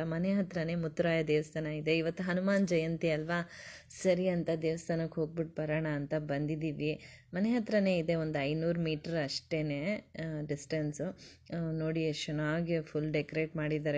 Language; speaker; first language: Kannada; native; Kannada